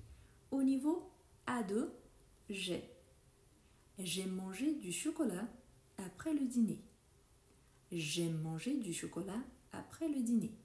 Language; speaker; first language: French; non-native, fluent; Portuguese